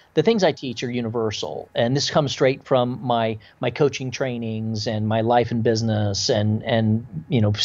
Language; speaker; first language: English; native; English